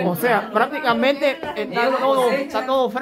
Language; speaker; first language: Spanish; native; Spanish